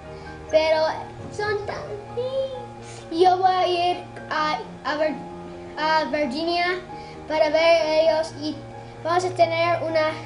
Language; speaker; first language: Spanish; non-native, learner; English